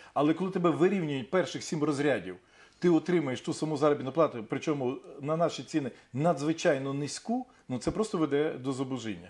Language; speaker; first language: Ukrainian; native; Ukrainian